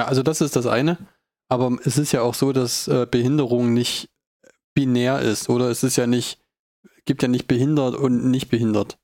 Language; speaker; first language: German; native; German